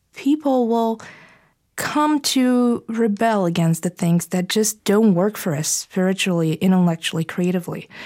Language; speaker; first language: English; non-native, fluent; Bulgarian